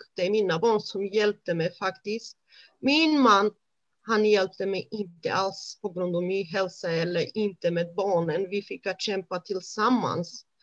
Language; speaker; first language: Swedish; non-native, fluent; Romany